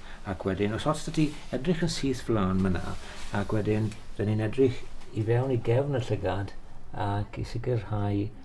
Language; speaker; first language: Welsh; native; Welsh